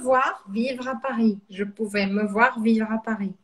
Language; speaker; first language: French; non-native, fluent; Portuguese